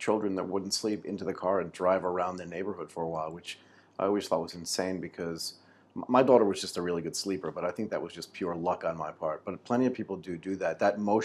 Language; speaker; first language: English; native; English